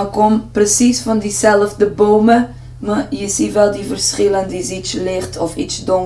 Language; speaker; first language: Dutch; non-native, learner; Portuguese